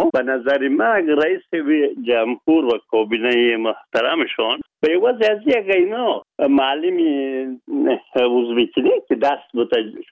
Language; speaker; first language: Persian; non-native, local second language; Uzbek